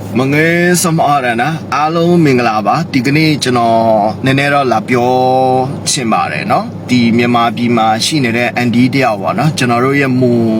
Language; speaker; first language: Burmese; non-native, local second language; Mon